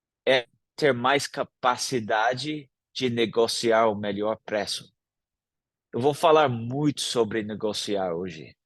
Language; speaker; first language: Portuguese; non-native, fluent; English